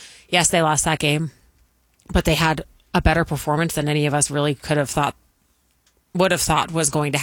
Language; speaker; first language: English; native; English